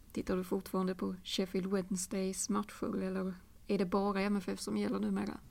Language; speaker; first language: Swedish; native; Swedish